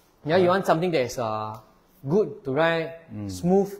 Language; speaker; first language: English; non-native, local second language; Chinese